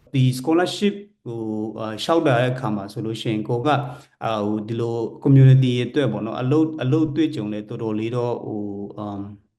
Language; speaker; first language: Burmese; non-native, local second language; Kachin